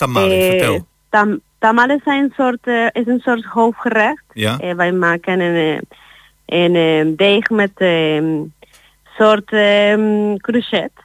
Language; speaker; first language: Dutch; non-native, learner; Spanish